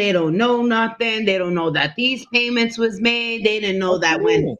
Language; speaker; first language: English; native; English